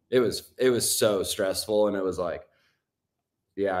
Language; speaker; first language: English; native; English